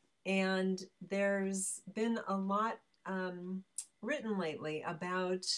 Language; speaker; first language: English; native; English